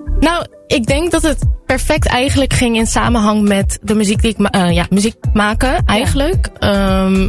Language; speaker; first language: Dutch; native; Dutch